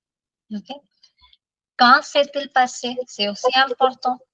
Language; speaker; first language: French; non-native, fluent; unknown